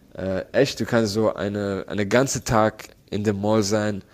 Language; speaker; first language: German; non-native, learner; Arabic